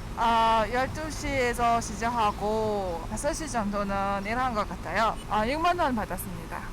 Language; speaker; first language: Korean; non-native, fluent; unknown